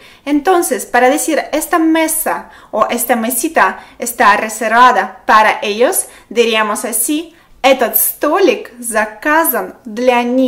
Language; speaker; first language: Spanish; non-native, fluent; Russian